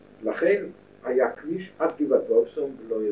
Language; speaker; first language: Hebrew; non-native, fluent; German